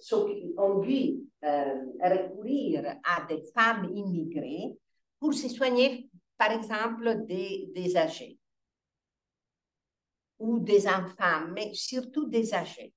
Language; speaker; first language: French; non-native, fluent; Italian